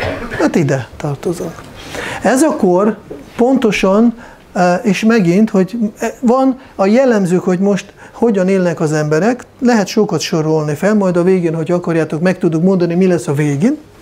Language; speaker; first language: Hungarian; non-native, fluent; Russian